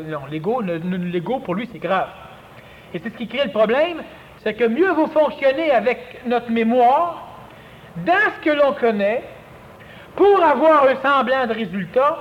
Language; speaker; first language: French; native; French